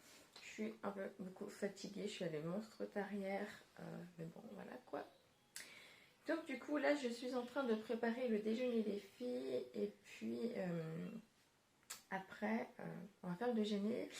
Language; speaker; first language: French; native; French